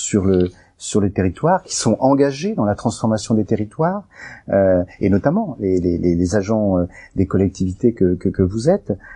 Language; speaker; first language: French; native; French